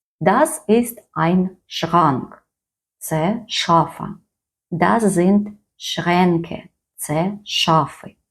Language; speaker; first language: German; non-native, fluent; Ukrainian